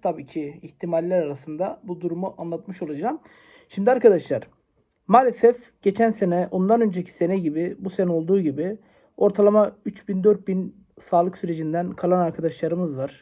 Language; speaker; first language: Turkish; native; Turkish